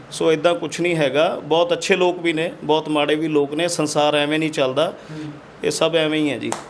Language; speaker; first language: Punjabi; non-native, local second language; Hindi